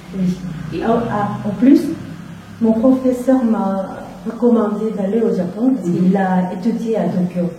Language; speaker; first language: French; non-native, fluent; Korean